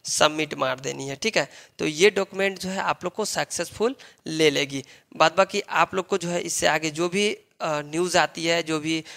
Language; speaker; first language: Hindi; native; Hindi